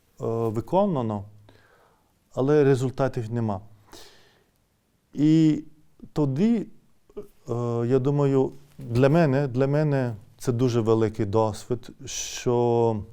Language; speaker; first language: Ukrainian; non-native, fluent; Lithuanian